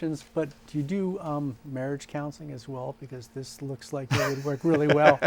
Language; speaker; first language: English; native; English